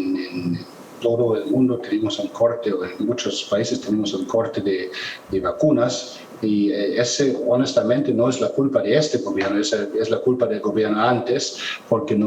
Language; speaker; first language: Spanish; non-native, fluent; German